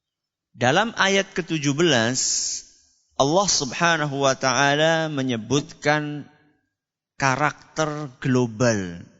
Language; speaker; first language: Indonesian; non-native, local second language; Javanese